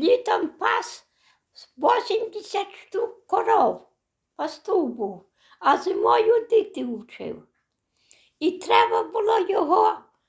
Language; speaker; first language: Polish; non-native, local second language; Belarusian